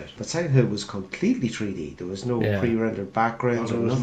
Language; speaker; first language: English; native; English